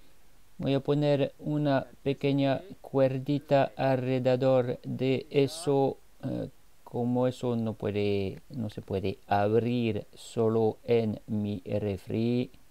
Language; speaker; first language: Spanish; non-native, fluent; French